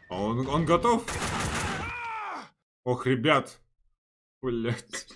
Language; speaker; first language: Russian; native; Russian